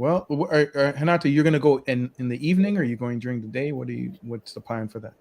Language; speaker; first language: English; native; English